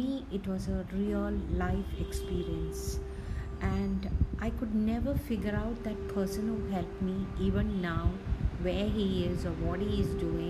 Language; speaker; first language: English; non-native, local second language; Malayalam